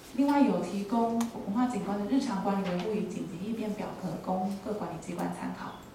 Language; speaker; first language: Chinese; native; Chinese